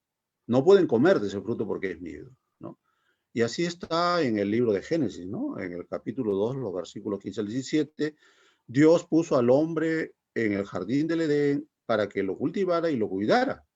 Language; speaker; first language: Spanish; native; Spanish